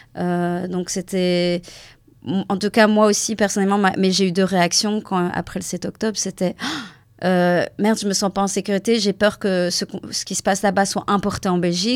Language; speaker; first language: French; native; French